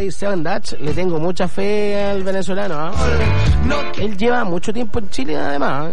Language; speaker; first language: Spanish; native; Spanish